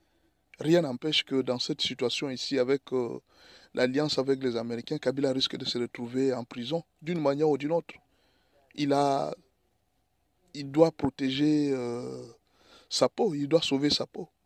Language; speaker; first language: French; non-native, local second language; Lingala